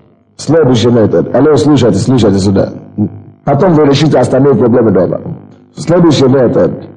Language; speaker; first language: Russian; non-native, fluent; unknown